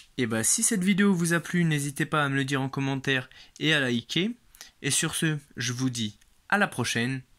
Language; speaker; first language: French; native; French